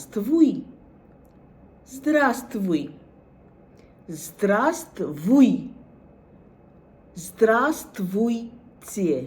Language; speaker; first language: Russian; non-native, fluent; Bangla